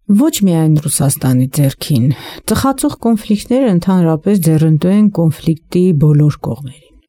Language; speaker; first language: Armenian; native; Armenian